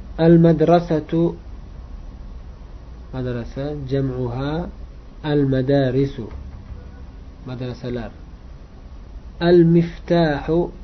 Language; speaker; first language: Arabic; non-native, fluent; Uzbek